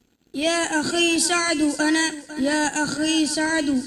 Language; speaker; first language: Arabic; non-native, learner; Urdu